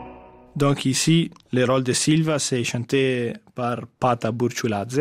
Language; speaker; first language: French; non-native, fluent; Italian